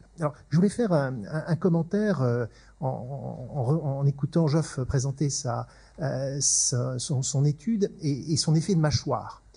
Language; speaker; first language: French; native; French